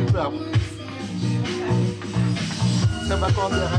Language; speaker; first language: French; non-native, learner; Vietnamese